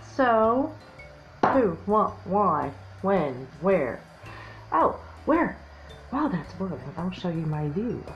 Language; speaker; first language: English; native; English